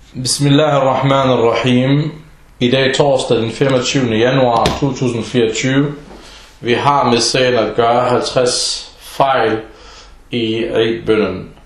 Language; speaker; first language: Danish; early bilingual, other home language; Arabic